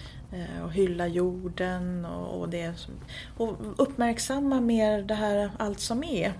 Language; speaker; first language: Swedish; native; Swedish